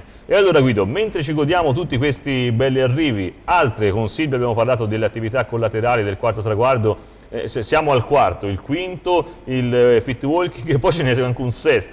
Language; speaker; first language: Italian; native; Italian